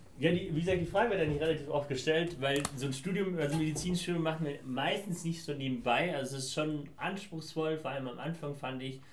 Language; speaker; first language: German; early bilingual, other home language; Persian